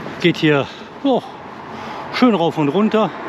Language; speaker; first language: German; native; German